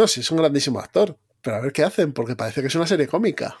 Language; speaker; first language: Spanish; native; Spanish